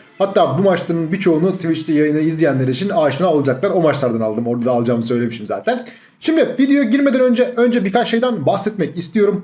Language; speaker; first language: Turkish; native; Turkish